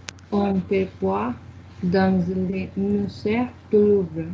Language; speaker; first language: French; non-native, learner; Spanish